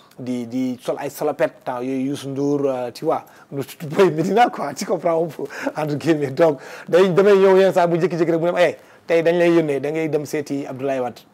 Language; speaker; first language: Wolof; non-native, local second language; Fula